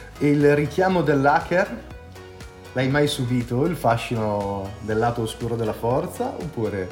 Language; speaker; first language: Italian; native; Italian